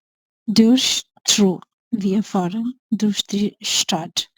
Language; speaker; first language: German; non-native, learner; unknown